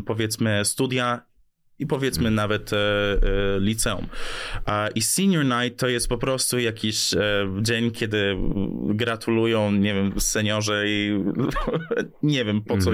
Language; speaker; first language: Polish; early bilingual, heritage; English